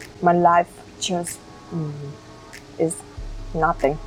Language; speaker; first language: English; non-native, learner; Vietnamese